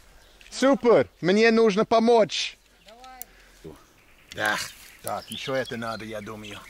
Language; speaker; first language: Russian; non-native, learner; English